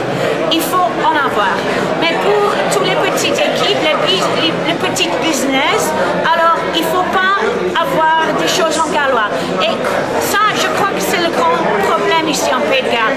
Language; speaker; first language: French; non-native, fluent; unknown